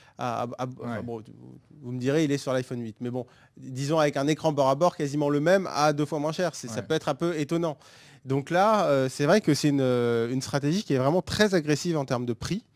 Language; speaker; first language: French; native; French